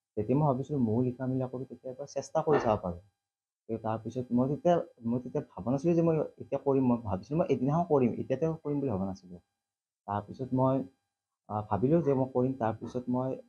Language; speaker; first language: Assamese; native; Assamese